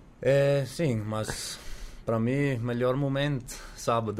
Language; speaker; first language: Portuguese; non-native, learner; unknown